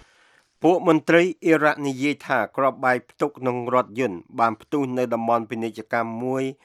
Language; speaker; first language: Khmer; native; Khmer